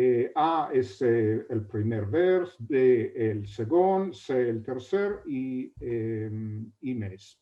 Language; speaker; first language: Catalan; non-native, fluent; Hebrew